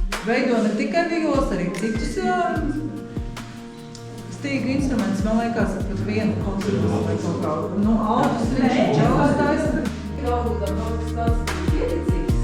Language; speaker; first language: Latvian; native; Latvian